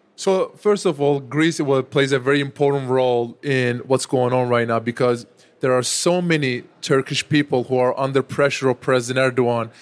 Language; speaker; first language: English; non-native, fluent; Turkish